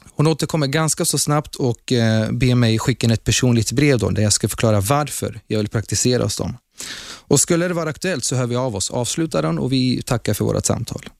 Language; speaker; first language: Swedish; early bilingual, other home language; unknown